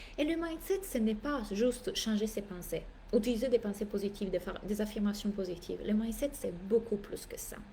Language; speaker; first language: French; non-native, fluent; Italian